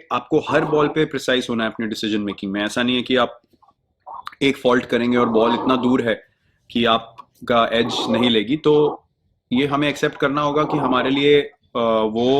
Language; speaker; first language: Hindi; native; Hindi